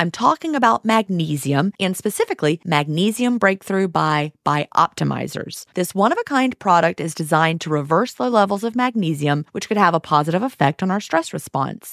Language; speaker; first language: English; native; English